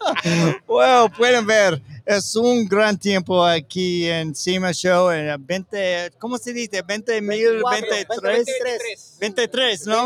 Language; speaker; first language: Spanish; non-native, learner; English